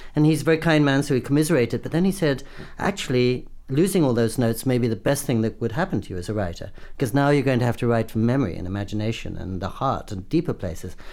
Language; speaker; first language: English; native; English